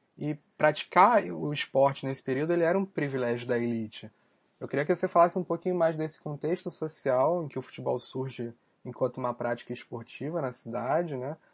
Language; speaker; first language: Portuguese; native; Portuguese